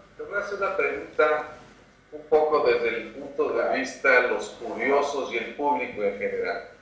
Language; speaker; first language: Spanish; native; Spanish